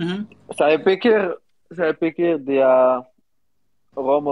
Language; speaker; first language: Indonesian; non-native, learner; Dutch